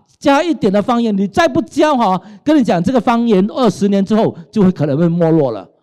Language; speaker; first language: Chinese; non-native, local second language; Cantonese